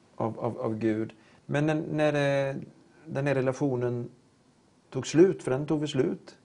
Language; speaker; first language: Swedish; native; Swedish